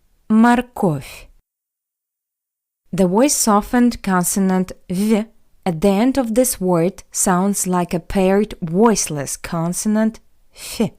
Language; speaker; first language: English; non-native, fluent; Russian